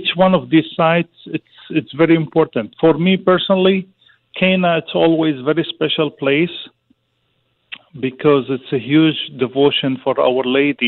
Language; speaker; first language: English; non-native, fluent; Arabic